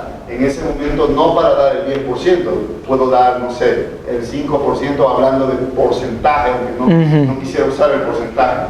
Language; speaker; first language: Spanish; native; Spanish